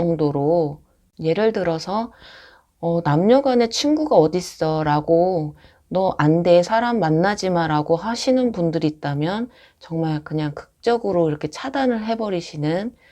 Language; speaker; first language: Korean; native; Korean